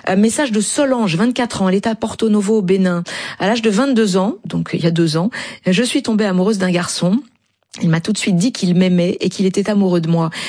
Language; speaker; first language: French; native; French